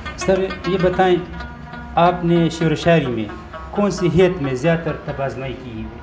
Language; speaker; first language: Urdu; non-native, local second language; Pashto